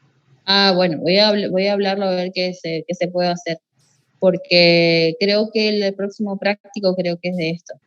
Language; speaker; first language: Spanish; native; Spanish